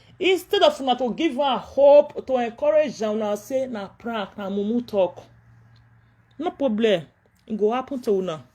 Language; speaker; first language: Nigerian Pidgin; non-native, local second language; Yoruba